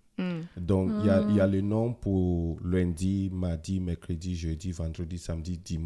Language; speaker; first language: French; non-native, fluent; Ewe